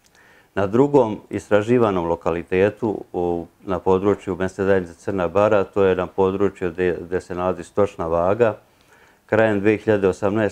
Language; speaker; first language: Serbian; native; Serbian